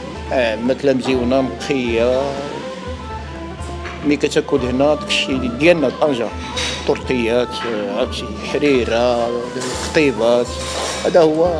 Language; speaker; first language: Arabic; native; Arabic